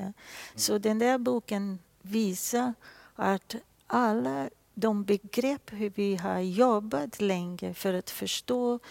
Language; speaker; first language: Swedish; non-native, fluent; Portuguese